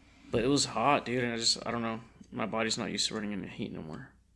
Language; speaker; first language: English; early bilingual, other home language; Spanish